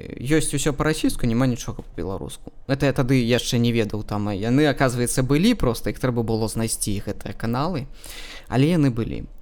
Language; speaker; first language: Belarusian; non-native, local second language; Russian